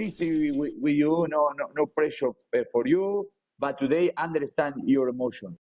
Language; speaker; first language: English; non-native, learner; Spanish